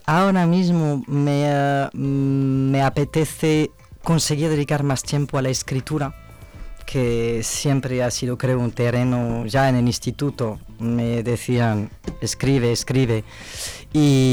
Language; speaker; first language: Spanish; non-native, fluent; French